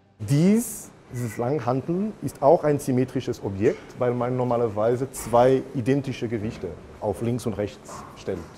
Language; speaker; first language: German; non-native, fluent; Portuguese